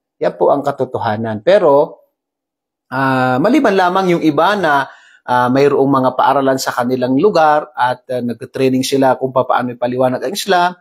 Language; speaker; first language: Filipino; non-native, local second language; Maranao